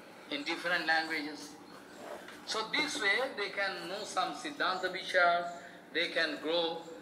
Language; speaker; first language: English; non-native, local second language; Bangla